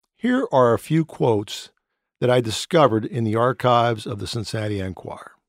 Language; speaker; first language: English; native; English